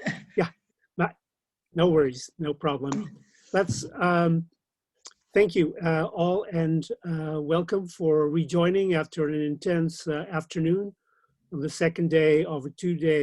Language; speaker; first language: English; non-native, fluent; Dutch